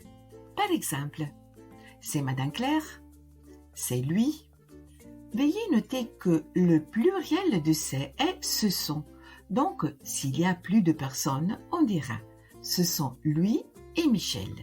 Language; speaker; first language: French; non-native, fluent; Italian